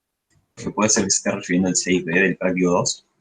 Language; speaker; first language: Spanish; native; Spanish